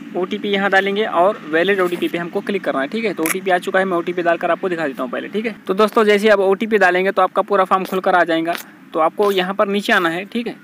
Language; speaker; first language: Hindi; non-native, local second language; Marathi